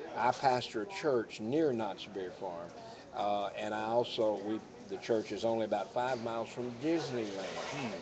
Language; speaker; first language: English; native; English